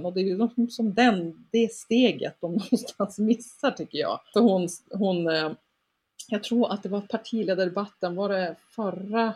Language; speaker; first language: Swedish; native; Swedish